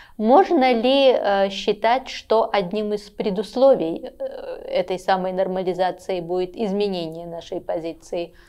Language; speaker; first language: Russian; non-native, local second language; Armenian